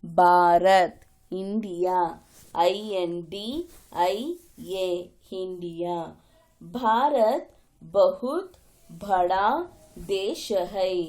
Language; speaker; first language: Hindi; non-native, local second language; Kannada